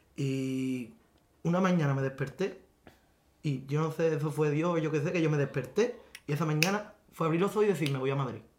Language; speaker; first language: Spanish; native; Spanish